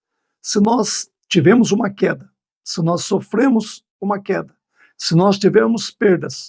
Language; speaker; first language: Portuguese; native; Portuguese